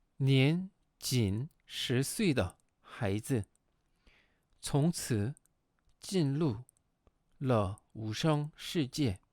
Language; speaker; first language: Chinese; non-native, fluent; Korean